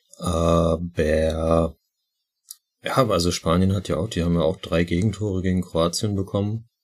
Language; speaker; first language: German; native; German